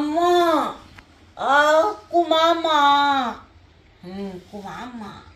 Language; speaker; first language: Indonesian; non-native, learner; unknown